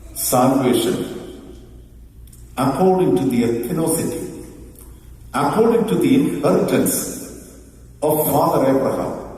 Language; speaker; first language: English; non-native, local second language; Malayalam